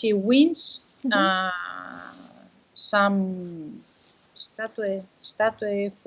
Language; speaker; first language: English; non-native, learner; Spanish